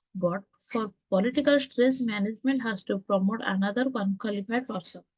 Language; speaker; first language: English; non-native, local second language; Odia